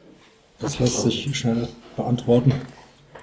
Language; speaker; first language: German; native; German